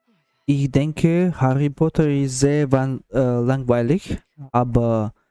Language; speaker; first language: German; non-native, learner; Russian